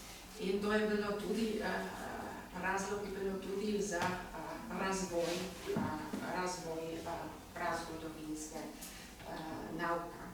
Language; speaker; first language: Slovenian; non-native, learner; German